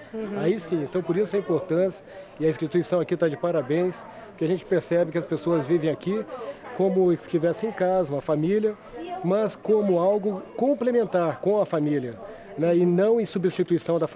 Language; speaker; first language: Portuguese; native; Portuguese